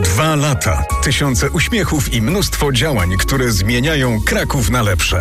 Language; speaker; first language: Polish; native; Polish